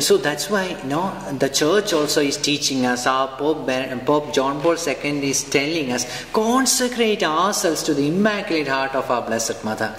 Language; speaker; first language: English; non-native, local second language; Malayalam